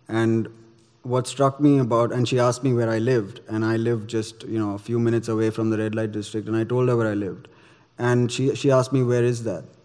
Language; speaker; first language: English; non-native, local second language; Gujarati